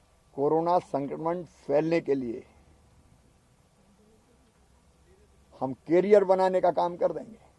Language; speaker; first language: Hindi; native; Hindi